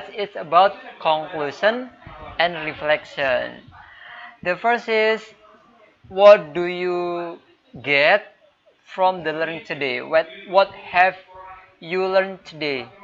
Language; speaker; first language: English; non-native, fluent; Indonesian